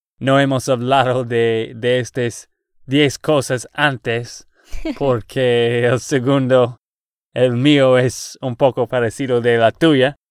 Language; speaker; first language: Spanish; non-native, fluent; English